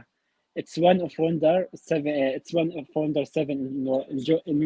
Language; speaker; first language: English; non-native, learner; Arabic